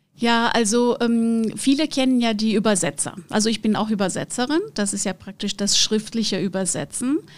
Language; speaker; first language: German; non-native, fluent; Portuguese